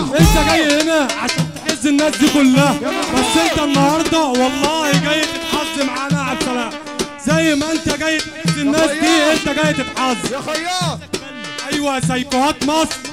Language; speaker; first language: Arabic; native; Arabic